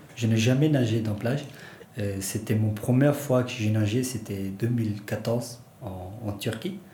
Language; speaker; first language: French; non-native, learner; Persian